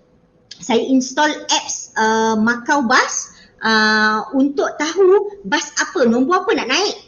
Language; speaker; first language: Malay; native; Malay